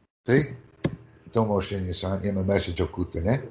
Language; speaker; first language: Japanese; non-native, learner; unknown